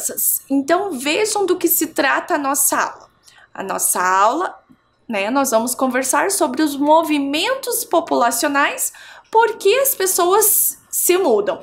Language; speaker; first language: Portuguese; native; Portuguese